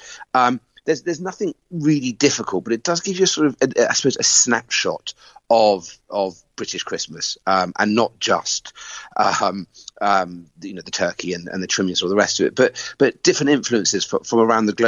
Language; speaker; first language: English; native; English